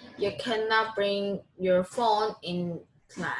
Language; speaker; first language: English; non-native, learner; Korean